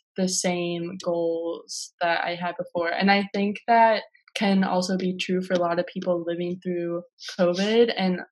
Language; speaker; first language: English; native; English